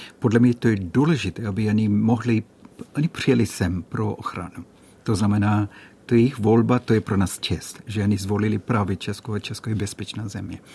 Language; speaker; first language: Czech; non-native, fluent; Malayalam